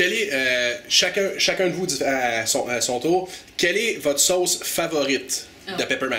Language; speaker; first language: French; native; French